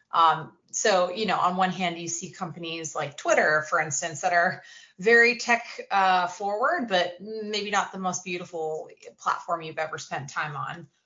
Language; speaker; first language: English; native; English